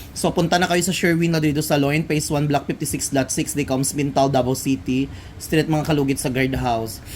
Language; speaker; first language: Filipino; non-native, local second language; Cebuano